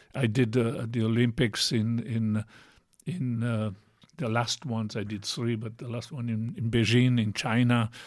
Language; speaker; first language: English; non-native, fluent; Italian